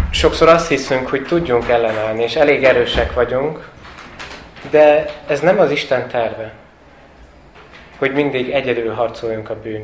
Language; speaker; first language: Hungarian; non-native, fluent; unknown